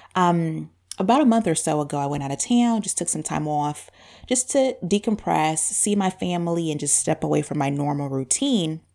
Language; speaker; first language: English; non-native, local second language; Bemba